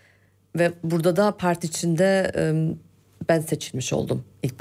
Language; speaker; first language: Turkish; early bilingual, heritage; Turkish